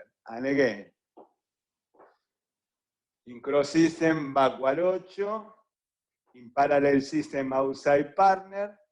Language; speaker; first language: English; non-native, fluent; Spanish